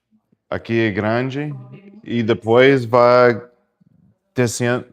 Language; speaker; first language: Portuguese; non-native, learner; Spanish